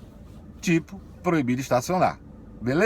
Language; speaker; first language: Portuguese; native; Portuguese